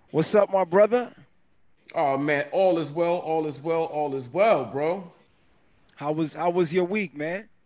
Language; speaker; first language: English; native; English